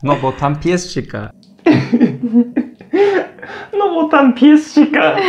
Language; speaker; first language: Polish; non-native, fluent; Turkish